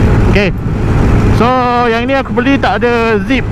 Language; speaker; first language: Malay; native; Malay